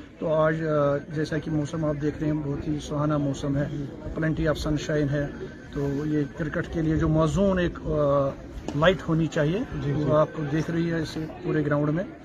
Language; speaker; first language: Urdu; non-native, local second language; Kashmiri